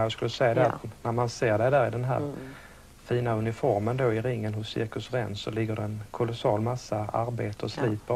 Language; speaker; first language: Swedish; native; Swedish